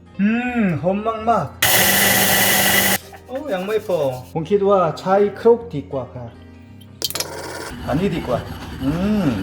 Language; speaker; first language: Thai; non-native, learner; Korean